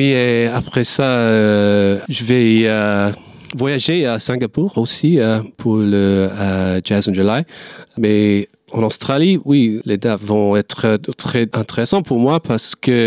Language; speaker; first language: French; non-native, learner; English